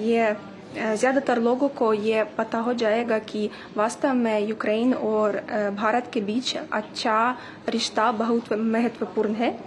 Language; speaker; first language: Hindi; non-native, fluent; Ukrainian